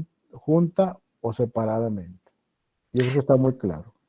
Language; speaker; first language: Spanish; native; Spanish